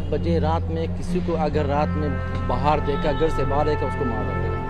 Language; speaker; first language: Hindi; non-native, learner; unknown